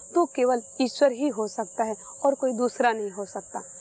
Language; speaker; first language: Hindi; native; Hindi